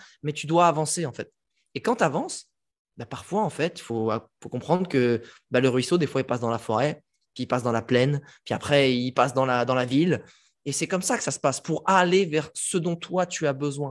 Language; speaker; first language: French; native; French